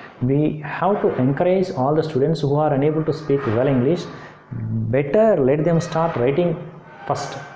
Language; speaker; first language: English; non-native, local second language; Telugu